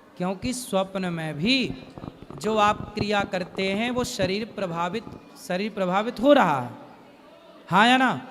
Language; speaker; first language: Hindi; native; Hindi